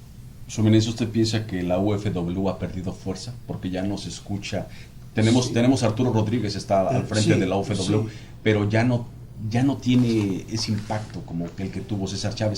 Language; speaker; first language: Spanish; native; Spanish